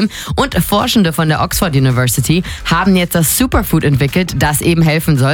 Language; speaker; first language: German; native; German